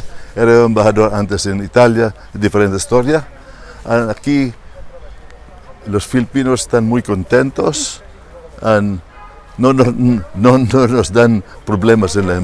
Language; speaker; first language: Spanish; non-native, learner; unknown